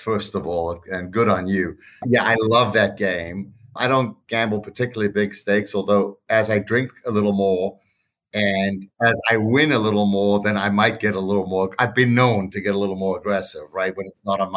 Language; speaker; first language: English; native; English